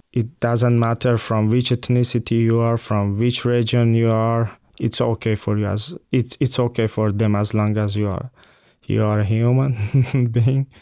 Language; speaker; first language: English; non-native, fluent; Persian